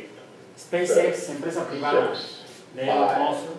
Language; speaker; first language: Spanish; native; Spanish